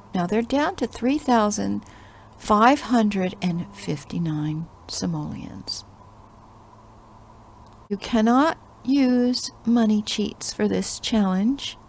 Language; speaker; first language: English; native; English